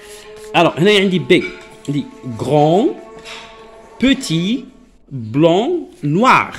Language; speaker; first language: French; non-native, local second language; Arabic